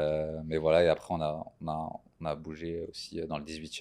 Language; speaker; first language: French; native; French